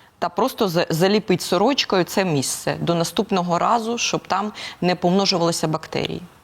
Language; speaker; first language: Ukrainian; non-native, local second language; Russian